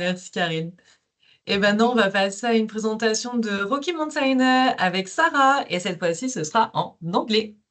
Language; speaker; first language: French; native; French